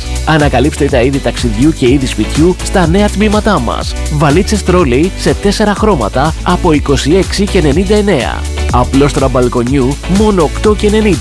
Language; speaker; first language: Greek; native; Greek